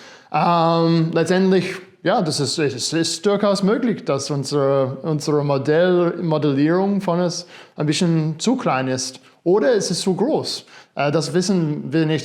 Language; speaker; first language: German; non-native, fluent; English